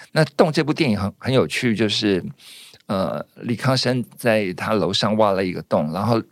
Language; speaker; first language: Chinese; native; Chinese